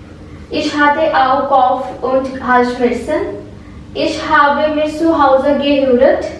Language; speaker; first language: German; non-native, learner; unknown